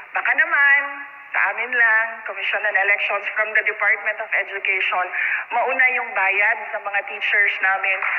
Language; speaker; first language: Filipino; non-native, local second language; Cebuano